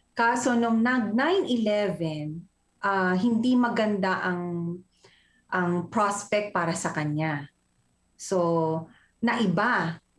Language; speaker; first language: Filipino; native; Filipino